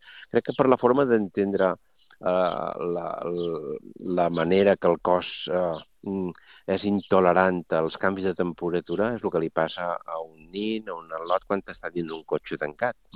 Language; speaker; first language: Catalan; native; Catalan